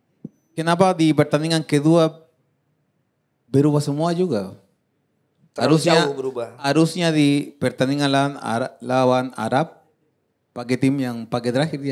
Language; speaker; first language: Indonesian; non-native, fluent; Spanish